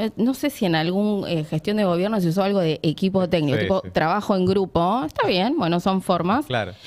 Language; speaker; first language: Spanish; native; Spanish